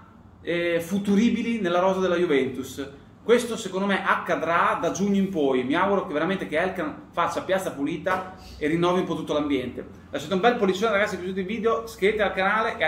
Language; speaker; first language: Italian; native; Italian